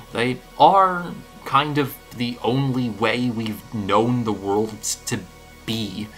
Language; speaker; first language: English; native; English